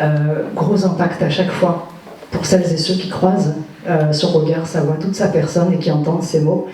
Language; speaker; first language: French; native; French